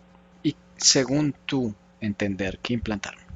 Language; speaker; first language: Spanish; native; Spanish